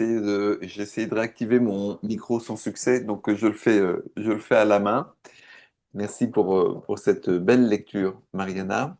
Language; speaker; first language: French; native; French